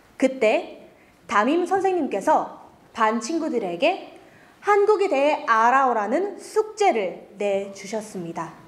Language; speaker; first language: Korean; early bilingual, other home language; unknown